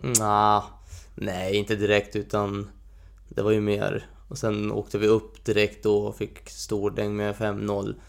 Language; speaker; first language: Swedish; non-native, fluent; Hungarian